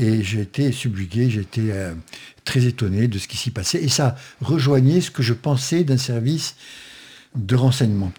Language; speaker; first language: French; native; French